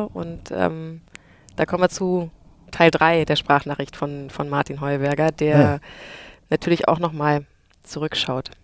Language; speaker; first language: German; native; German